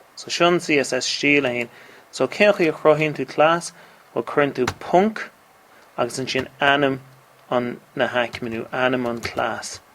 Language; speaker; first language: Irish; native; Irish